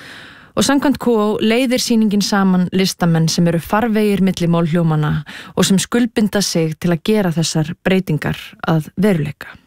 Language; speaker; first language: Icelandic; native; Icelandic